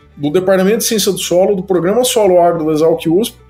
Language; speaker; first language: Portuguese; native; Portuguese